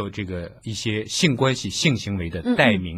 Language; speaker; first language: Chinese; native; Chinese